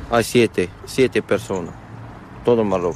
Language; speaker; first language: Spanish; non-native, learner; Arabic